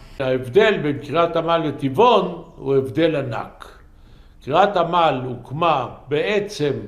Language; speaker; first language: Hebrew; native; Hebrew